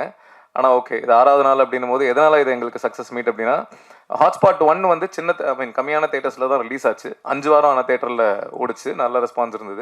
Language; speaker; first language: Tamil; native; Tamil